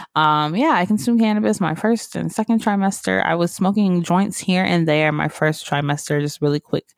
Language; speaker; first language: English; native; English